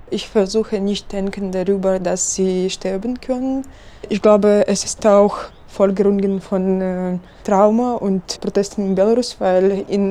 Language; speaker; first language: German; non-native, learner; Belarusian